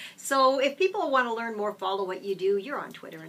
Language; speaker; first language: English; native; English